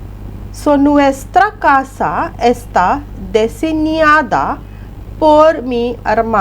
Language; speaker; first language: Spanish; non-native, fluent; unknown